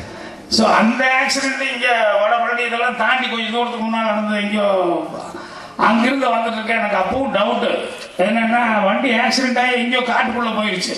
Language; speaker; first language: Tamil; native; Tamil